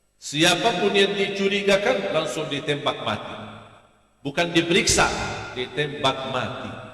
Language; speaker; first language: Malay; non-native, fluent; Arabic